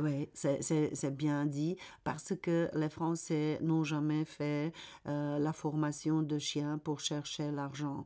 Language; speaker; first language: French; non-native, fluent; Czech